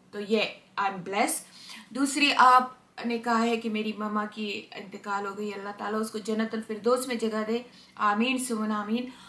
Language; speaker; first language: Hindi; non-native, local second language; Pashto